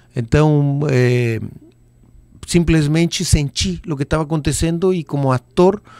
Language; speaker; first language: Portuguese; non-native, learner; Spanish